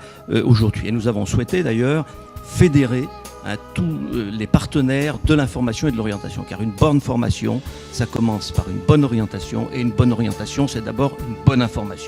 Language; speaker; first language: French; native; French